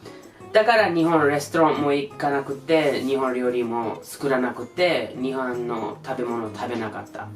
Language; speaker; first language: Japanese; non-native, learner; English